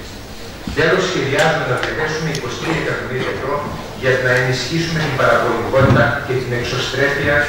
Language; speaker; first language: Greek; native; Greek